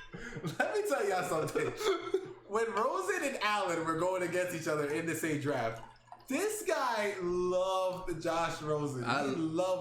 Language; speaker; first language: English; native; English